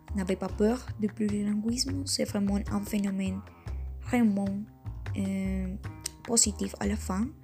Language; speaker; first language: French; non-native, fluent; Spanish